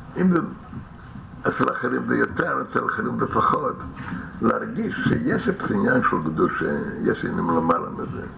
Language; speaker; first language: Hebrew; non-native, fluent; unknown